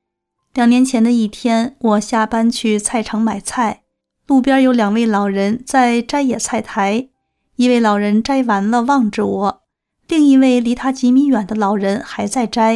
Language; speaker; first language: Chinese; native; Chinese